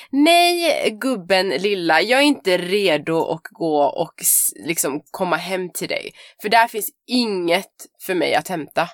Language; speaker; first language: Swedish; early bilingual, other home language; Persian